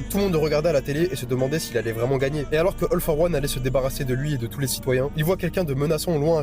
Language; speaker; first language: French; native; French